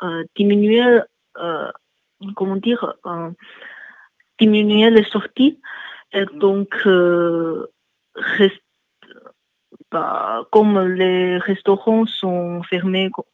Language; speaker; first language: French; non-native, learner; Chinese